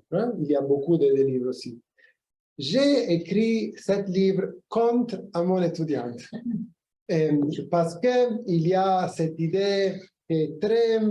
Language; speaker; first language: French; non-native, fluent; Italian